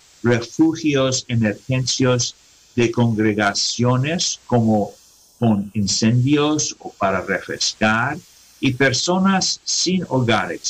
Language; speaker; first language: Spanish; non-native, learner; English